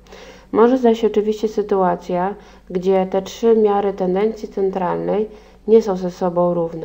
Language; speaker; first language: Polish; native; Polish